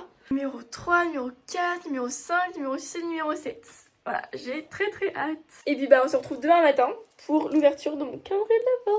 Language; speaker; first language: French; native; French